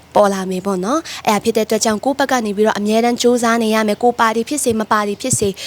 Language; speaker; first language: Burmese; native; Burmese